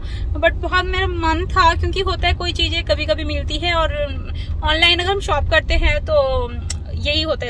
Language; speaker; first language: Hindi; native; Hindi